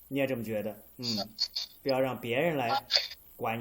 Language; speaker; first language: Chinese; native; Chinese